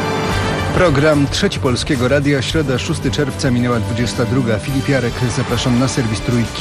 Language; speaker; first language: Polish; native; Polish